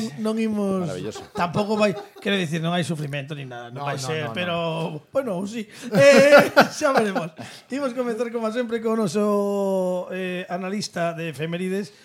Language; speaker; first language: Galician; native; Galician